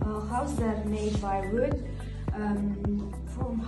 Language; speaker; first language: English; non-native, learner; Kazakh